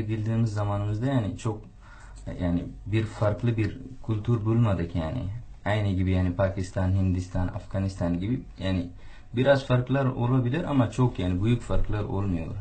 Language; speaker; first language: Turkish; non-native, fluent; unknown